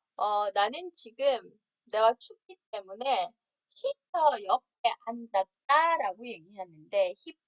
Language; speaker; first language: Korean; native; Korean